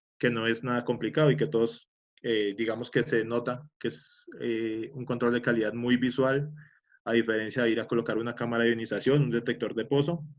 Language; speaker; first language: Spanish; native; Spanish